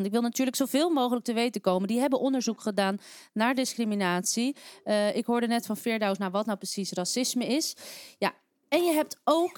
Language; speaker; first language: Dutch; native; Dutch